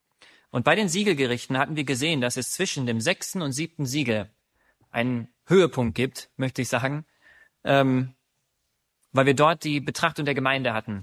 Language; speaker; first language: German; native; German